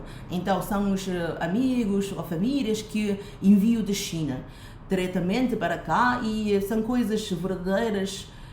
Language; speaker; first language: Portuguese; non-native, fluent; Chinese